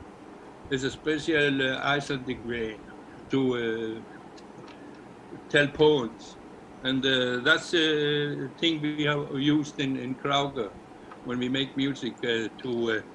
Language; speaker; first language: English; non-native, learner; Icelandic